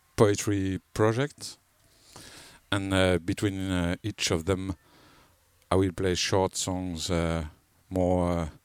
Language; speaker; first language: English; non-native, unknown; French